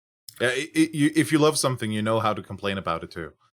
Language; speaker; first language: English; native; English